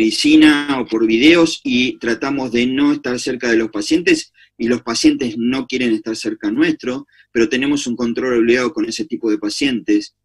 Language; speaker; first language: Spanish; native; Spanish